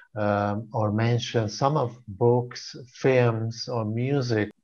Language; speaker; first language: English; non-native, fluent; Hungarian